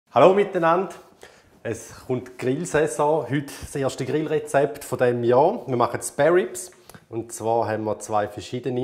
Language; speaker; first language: German; native; German